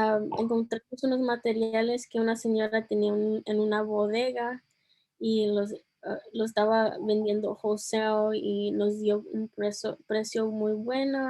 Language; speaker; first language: Spanish; early bilingual, heritage; Spanish